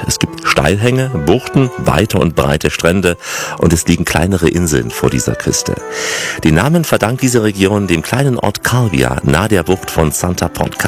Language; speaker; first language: German; native; German